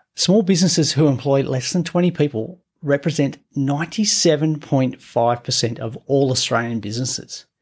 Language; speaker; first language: English; native; English